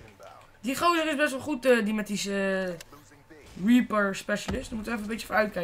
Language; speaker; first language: Dutch; native; Dutch